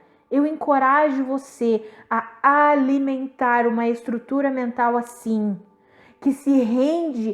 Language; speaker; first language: Portuguese; native; Portuguese